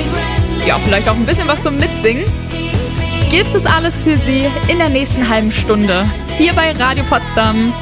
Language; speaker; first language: German; native; German